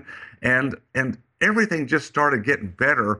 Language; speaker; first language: English; native; English